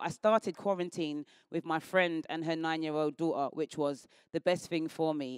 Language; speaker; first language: English; native; English